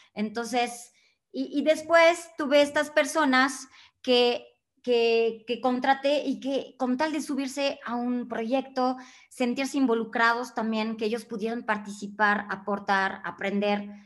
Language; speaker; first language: Spanish; non-native, fluent; French